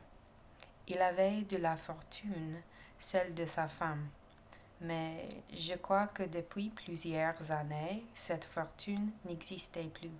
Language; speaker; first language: French; non-native, learner; English